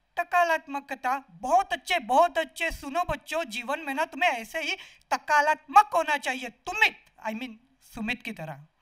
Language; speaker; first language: Hindi; non-native, local second language; Marathi